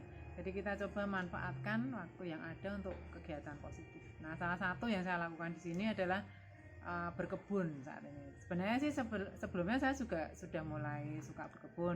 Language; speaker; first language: Indonesian; native; Indonesian